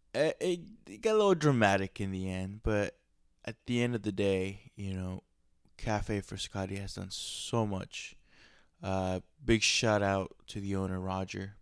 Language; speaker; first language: English; native; English